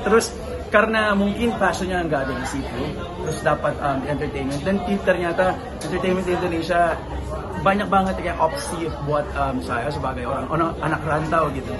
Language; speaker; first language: Indonesian; non-native, fluent; Filipino